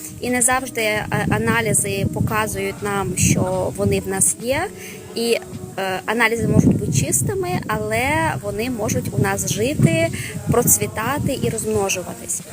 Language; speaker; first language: Ukrainian; non-native, local second language; Russian